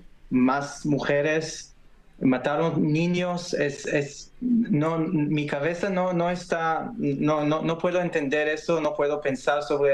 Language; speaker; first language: Spanish; non-native, fluent; Hebrew